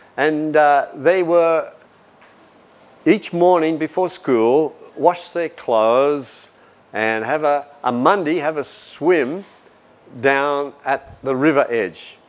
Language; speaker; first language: English; native; English